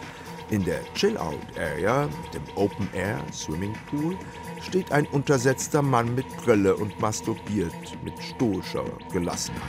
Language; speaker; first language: German; native; German